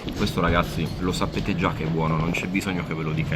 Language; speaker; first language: Italian; native; Italian